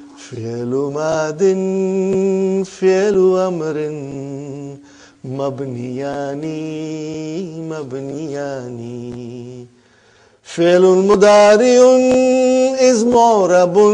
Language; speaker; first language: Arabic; non-native, learner; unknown